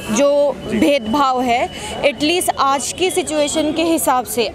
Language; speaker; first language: Hindi; native; Hindi